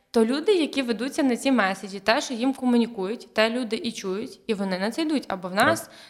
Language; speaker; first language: Ukrainian; native; Ukrainian